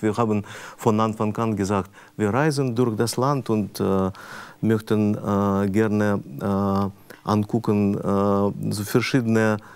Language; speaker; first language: German; non-native, fluent; Russian